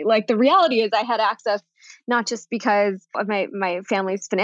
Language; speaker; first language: English; early bilingual, other home language; Bangla